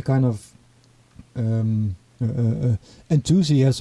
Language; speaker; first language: English; non-native, fluent; Dutch